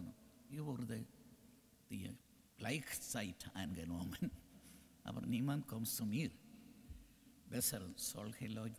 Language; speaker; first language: German; non-native, learner; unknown